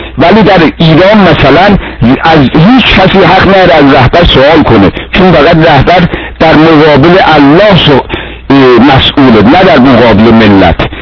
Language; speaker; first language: Persian; non-native, local second language; Azerbaijani